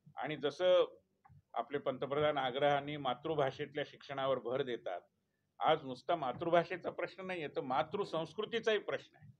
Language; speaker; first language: Marathi; native; Marathi